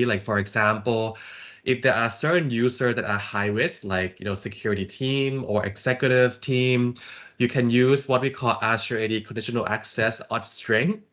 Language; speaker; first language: English; non-native, fluent; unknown